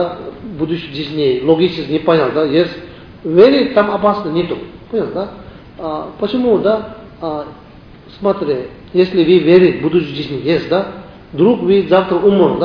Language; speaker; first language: Russian; non-native, learner; Tibetan